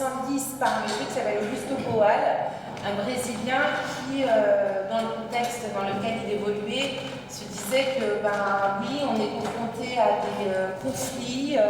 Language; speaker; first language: French; native; French